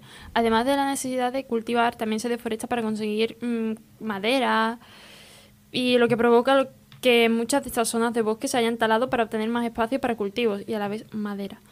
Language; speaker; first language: Spanish; native; Spanish